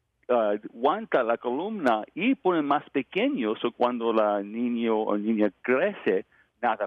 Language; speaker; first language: Spanish; non-native, learner; English